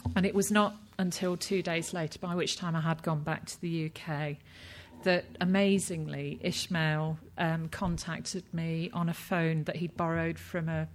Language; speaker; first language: English; native; English